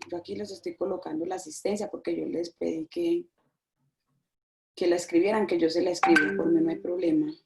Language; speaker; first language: Spanish; native; Spanish